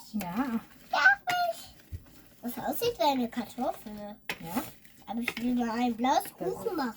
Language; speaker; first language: German; early bilingual, other home language; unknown